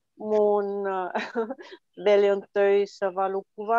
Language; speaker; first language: Finnish; non-native, learner; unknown